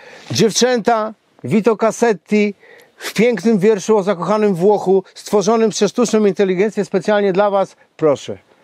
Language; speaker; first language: Polish; native; Polish